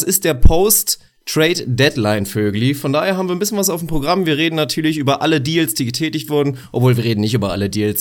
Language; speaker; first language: German; native; German